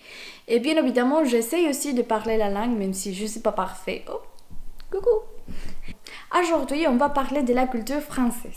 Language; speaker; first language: French; non-native, fluent; Spanish